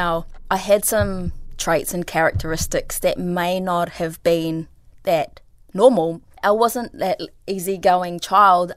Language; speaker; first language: English; early bilingual, other home language; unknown